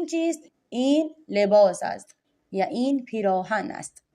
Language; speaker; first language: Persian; non-native, fluent; Urdu